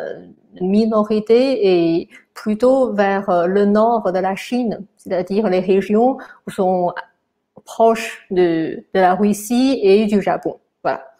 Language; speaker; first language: French; non-native, fluent; Chinese